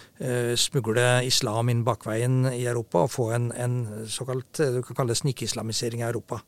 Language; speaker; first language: Norwegian; native; Norwegian